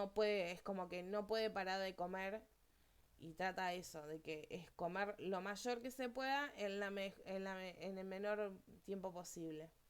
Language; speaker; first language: Spanish; native; Spanish